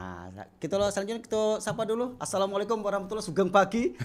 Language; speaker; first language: Indonesian; native; Indonesian